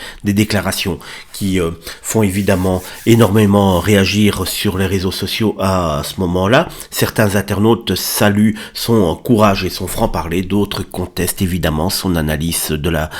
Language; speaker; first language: French; native; French